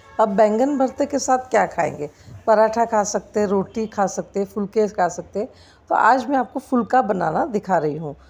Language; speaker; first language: Hindi; non-native, local second language; Gujarati